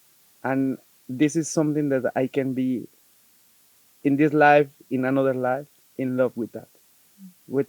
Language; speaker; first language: English; non-native, learner; Spanish